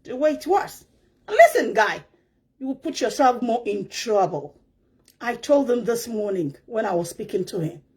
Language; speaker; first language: English; non-native, local second language; Yoruba